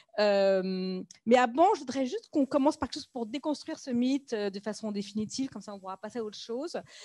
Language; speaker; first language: French; native; French